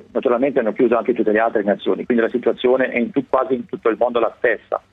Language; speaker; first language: Italian; early bilingual, other home language; German